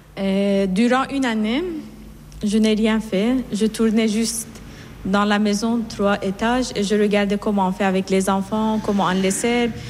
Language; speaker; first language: French; non-native, fluent; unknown